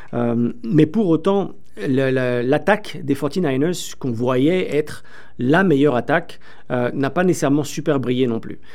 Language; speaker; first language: French; native; French